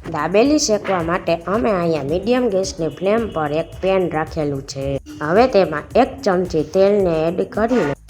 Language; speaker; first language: Gujarati; native; Gujarati